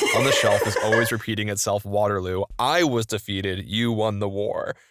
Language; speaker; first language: English; native; English